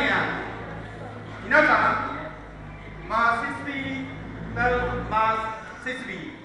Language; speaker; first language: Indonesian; non-native, learner; Japanese